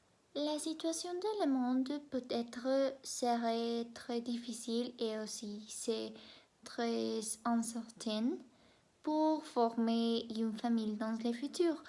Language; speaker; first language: French; non-native, learner; Spanish